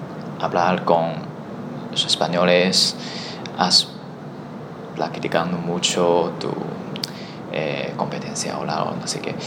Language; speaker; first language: Spanish; non-native, learner; Chinese